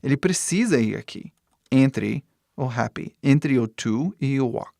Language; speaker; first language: Portuguese; non-native, fluent; English